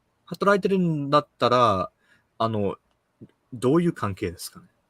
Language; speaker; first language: Japanese; early bilingual, heritage; Japanese